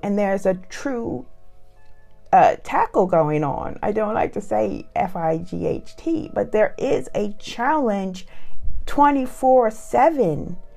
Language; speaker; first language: English; native; English